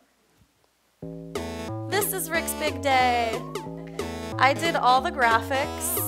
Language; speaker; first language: English; native; English